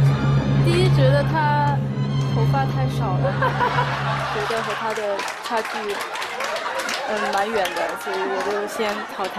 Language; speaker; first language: Chinese; native; Chinese